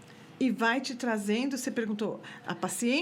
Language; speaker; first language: Portuguese; native; Portuguese